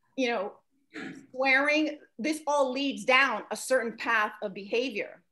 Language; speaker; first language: English; native; English